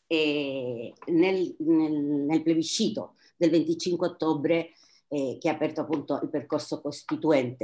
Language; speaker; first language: Italian; non-native, fluent; Spanish